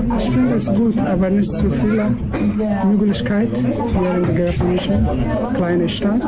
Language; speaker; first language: German; non-native, learner; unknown